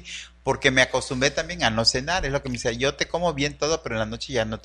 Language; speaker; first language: Spanish; native; Spanish